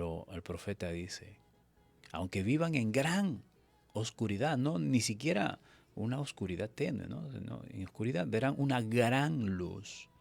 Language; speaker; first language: Spanish; native; Spanish